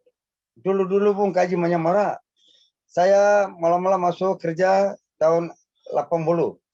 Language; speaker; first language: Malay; non-native, local second language; Tamil